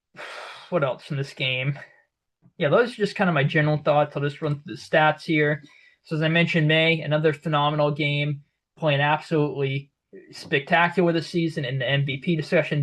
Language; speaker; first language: English; native; English